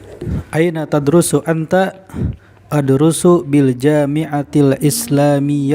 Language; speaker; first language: Arabic; non-native, learner; Indonesian